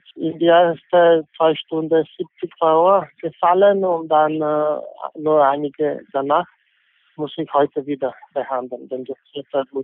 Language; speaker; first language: German; non-native, fluent; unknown